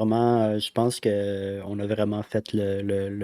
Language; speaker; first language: French; native; French